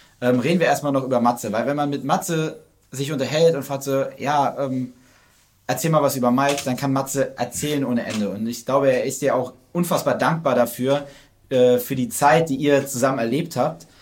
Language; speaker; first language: German; native; German